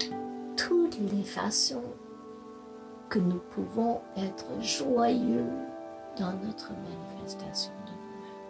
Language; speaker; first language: French; non-native, fluent; English